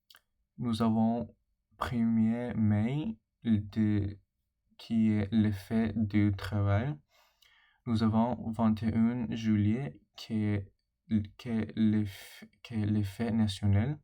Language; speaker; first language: French; non-native, learner; English